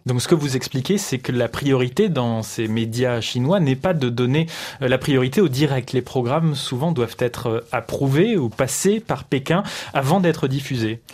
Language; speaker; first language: French; native; French